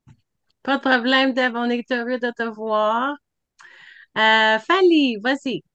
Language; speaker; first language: French; native; French